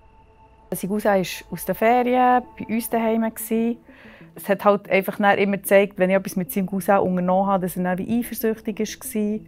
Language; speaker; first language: German; native; German